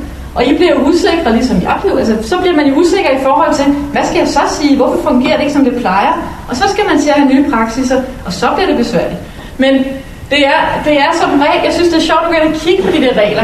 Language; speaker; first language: Danish; native; Danish